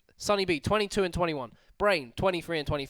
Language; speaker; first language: English; native; English